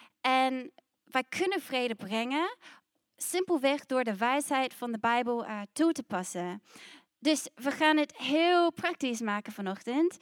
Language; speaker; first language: Dutch; non-native, fluent; English